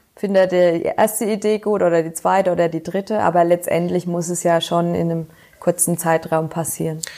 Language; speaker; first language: German; native; German